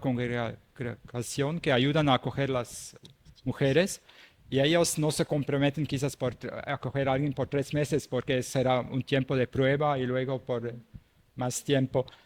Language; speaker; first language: Spanish; non-native, fluent; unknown